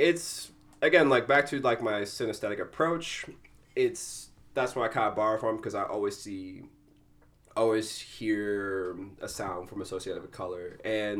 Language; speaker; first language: English; early bilingual, other home language; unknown